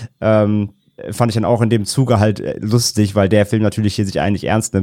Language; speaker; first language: German; native; German